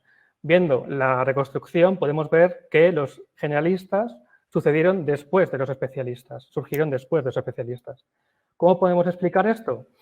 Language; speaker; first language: Spanish; native; Spanish